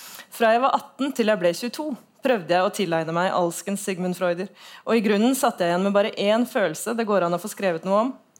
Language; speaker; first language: Norwegian; native; Norwegian